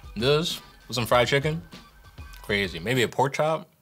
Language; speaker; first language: English; native; English